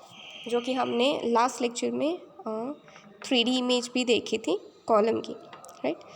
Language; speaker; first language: Hindi; native; Hindi